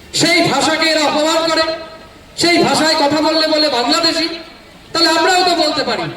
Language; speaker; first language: Bangla; native; Bangla